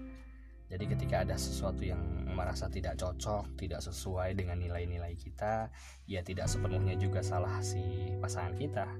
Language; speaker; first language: Indonesian; native; Indonesian